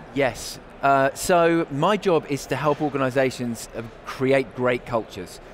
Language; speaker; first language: English; native; English